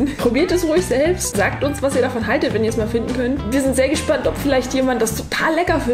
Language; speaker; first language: German; native; German